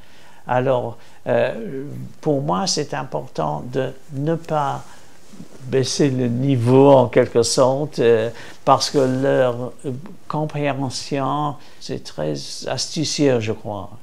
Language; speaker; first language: French; non-native, fluent; English